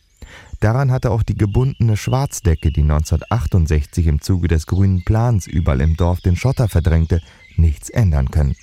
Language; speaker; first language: German; native; German